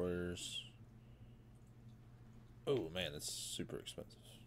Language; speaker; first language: English; native; English